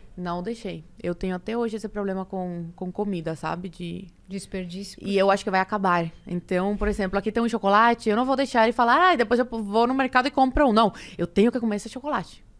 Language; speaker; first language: Portuguese; early bilingual, other home language; Spanish